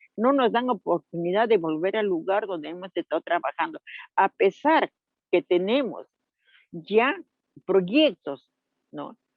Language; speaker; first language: Spanish; native; Spanish